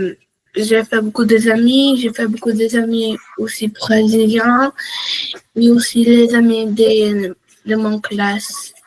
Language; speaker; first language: French; early bilingual, other home language; Portuguese